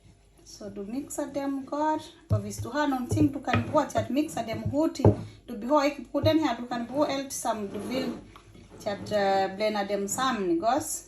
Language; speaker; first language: Danish; non-native, fluent; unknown